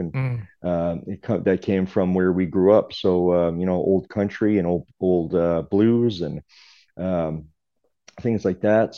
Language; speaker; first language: English; native; English